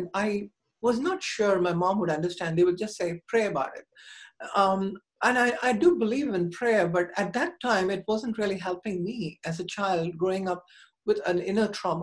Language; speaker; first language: English; non-native, local second language; Tamil